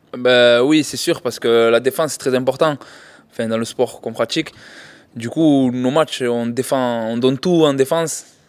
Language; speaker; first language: French; native; French